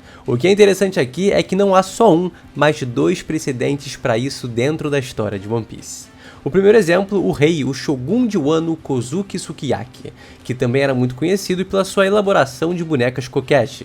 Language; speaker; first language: Portuguese; native; Portuguese